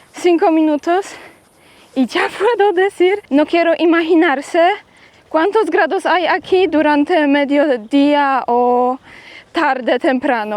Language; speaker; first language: Spanish; non-native, fluent; Polish